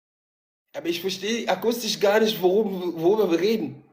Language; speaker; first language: German; native; German